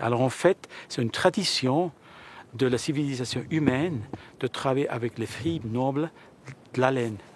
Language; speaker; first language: French; early bilingual, heritage; Spanish